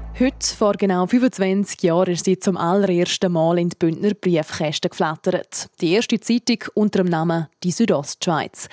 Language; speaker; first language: German; native; German